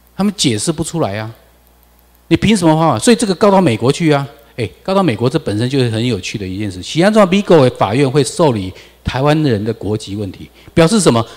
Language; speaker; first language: Chinese; non-native, local second language; Min Nan Chinese